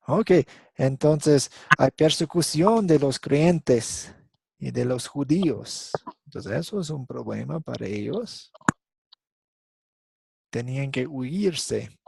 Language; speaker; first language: Spanish; non-native, fluent; English